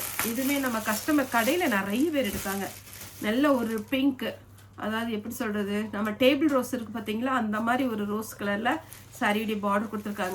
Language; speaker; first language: Tamil; native; Tamil